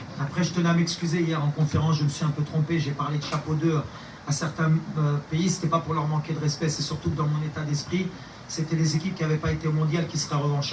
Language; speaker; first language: French; native; French